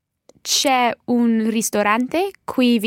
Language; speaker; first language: Italian; non-native, learner; English